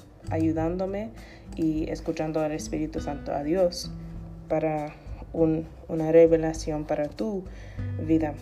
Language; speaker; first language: Spanish; non-native, learner; English